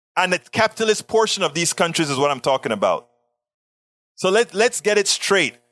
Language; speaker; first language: English; non-native, fluent; Spanish